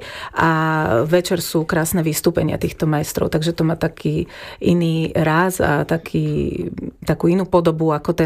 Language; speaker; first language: Slovak; native; Slovak